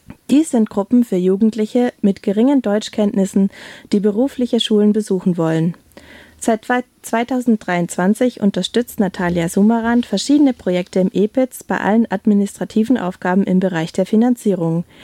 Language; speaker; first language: German; native; German